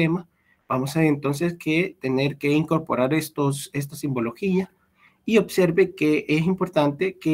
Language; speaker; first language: Spanish; native; Spanish